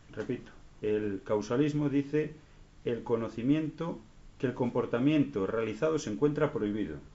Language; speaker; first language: Spanish; non-native, local second language; Galician